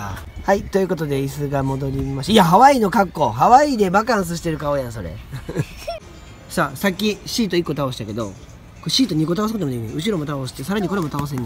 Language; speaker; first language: Japanese; native; Japanese